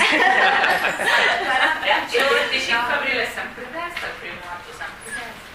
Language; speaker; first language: Italian; native; Italian